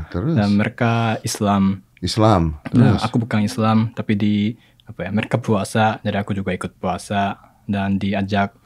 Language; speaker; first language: Indonesian; non-native, fluent; Japanese